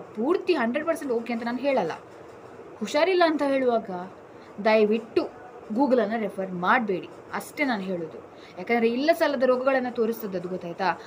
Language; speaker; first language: Kannada; non-native, local second language; Tulu